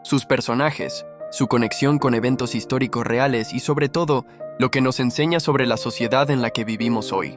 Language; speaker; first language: Spanish; native; Spanish